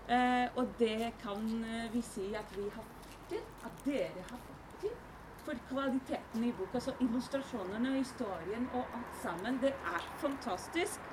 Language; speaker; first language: Norwegian; non-native, fluent; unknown